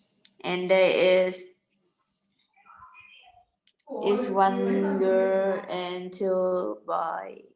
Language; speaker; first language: English; non-native, learner; Vietnamese